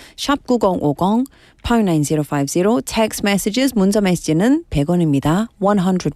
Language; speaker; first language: Korean; non-native, learner; English